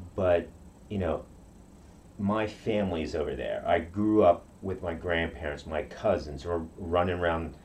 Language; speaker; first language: English; non-native, fluent; Japanese